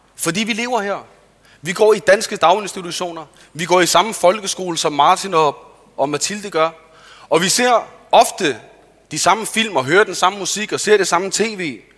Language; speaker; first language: Danish; early bilingual, other home language; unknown